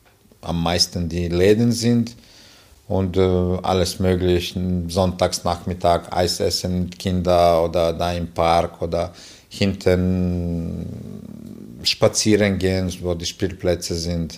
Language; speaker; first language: German; non-native, fluent; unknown